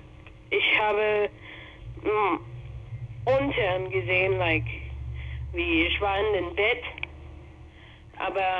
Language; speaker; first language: German; non-native, learner; Spanish